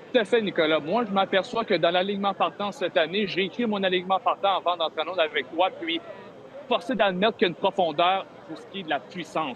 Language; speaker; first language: French; native; French